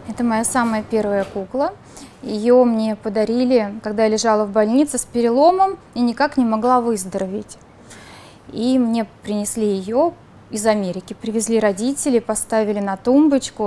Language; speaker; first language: Russian; native; Russian